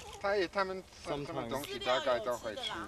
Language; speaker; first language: Chinese; non-native, learner; English